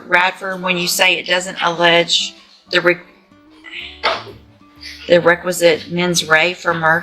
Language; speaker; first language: English; native; English